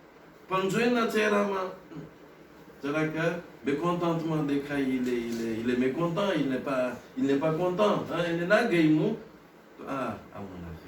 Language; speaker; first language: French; non-native, local second language; Gujarati